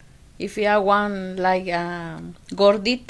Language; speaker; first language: English; non-native, learner; Spanish